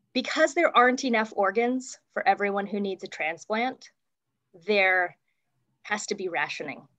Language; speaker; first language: English; native; English